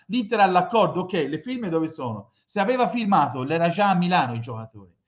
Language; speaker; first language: Italian; native; Italian